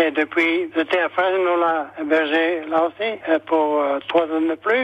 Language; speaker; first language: French; non-native, local second language; Basque